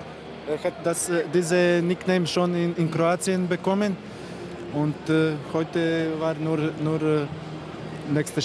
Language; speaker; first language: German; non-native, learner; Croatian